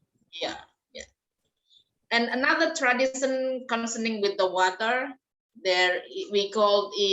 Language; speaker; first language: English; non-native, fluent; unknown